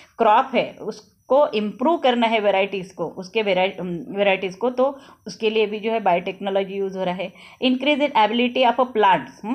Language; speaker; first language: Hindi; non-native, local second language; Marathi